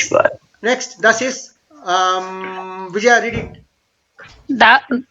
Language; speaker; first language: German; non-native, learner; Hindi